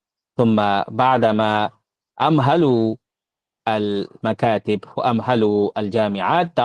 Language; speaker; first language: Arabic; non-native, fluent; Bangla